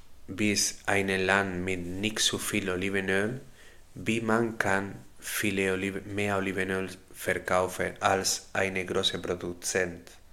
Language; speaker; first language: German; non-native, learner; Spanish